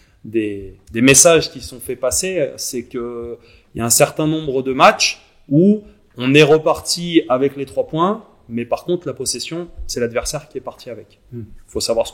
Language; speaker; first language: French; native; French